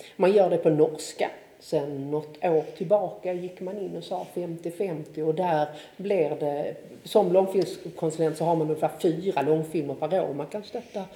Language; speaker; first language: Swedish; native; Swedish